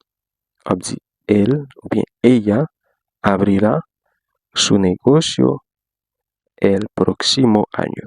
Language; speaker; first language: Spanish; non-native, fluent; Haitian Creole